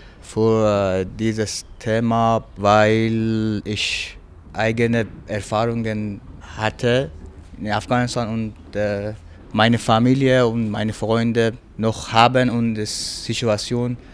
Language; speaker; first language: German; non-native, learner; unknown